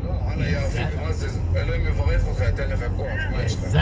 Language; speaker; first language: Hebrew; native; Hebrew